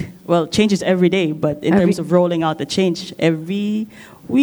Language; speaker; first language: English; non-native, local second language; Filipino